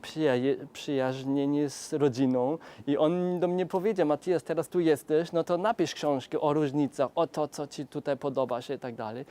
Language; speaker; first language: Polish; non-native, fluent; German